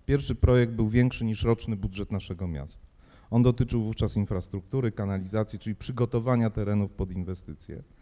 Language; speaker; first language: Polish; native; Polish